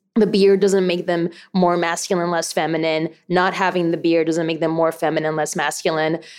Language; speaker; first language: English; early bilingual, other home language; Spanish